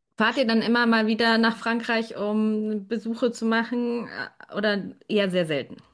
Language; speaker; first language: German; native; German